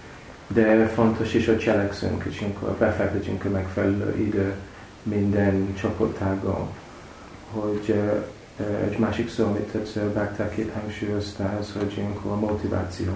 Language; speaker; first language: Hungarian; non-native, learner; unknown